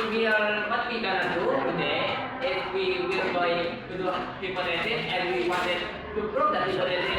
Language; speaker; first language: English; non-native, learner; Indonesian